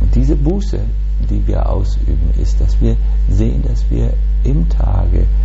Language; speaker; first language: German; native; German